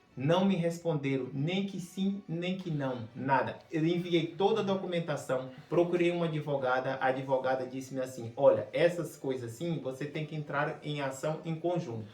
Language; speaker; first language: Portuguese; native; Portuguese